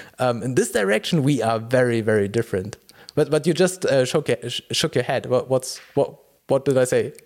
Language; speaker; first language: English; non-native, fluent; German